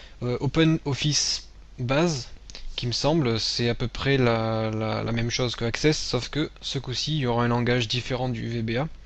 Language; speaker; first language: French; native; French